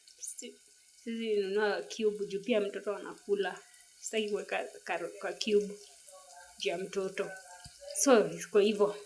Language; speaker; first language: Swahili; native; Swahili